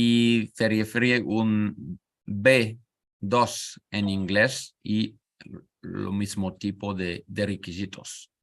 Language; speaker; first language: Spanish; non-native, learner; French